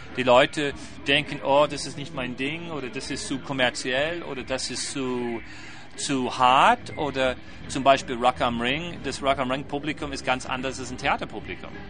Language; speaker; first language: German; non-native, fluent; English